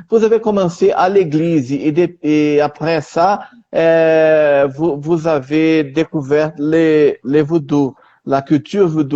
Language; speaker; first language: French; non-native, learner; Portuguese